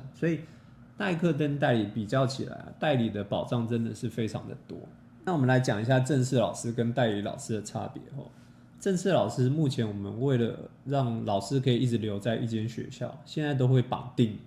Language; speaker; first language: Chinese; native; Chinese